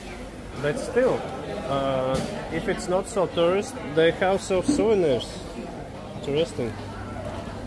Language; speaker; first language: English; non-native, fluent; Latvian